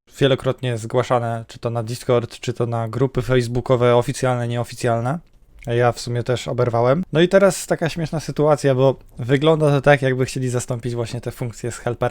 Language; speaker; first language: Polish; native; Polish